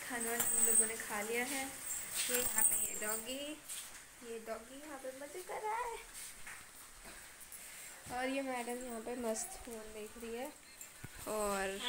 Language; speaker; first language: Hindi; native; Hindi